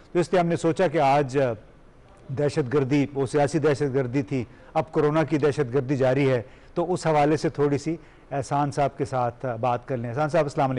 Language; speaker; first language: Urdu; native; Urdu